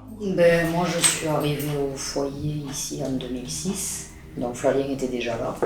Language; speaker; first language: French; native; French